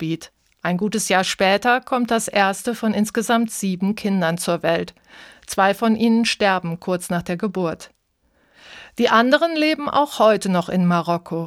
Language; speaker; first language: German; native; German